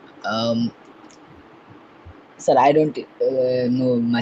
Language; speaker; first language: English; non-native, learner; Bangla